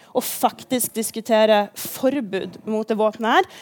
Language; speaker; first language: Norwegian; native; Norwegian